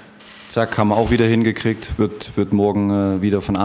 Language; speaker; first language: German; native; German